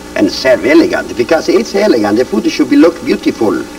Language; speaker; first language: English; non-native, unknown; Italian